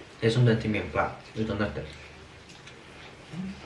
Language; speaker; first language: Swedish; early bilingual, other home language; Thai